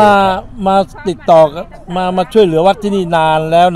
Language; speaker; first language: Thai; native; Thai